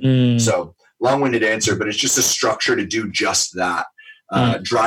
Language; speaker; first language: English; native; English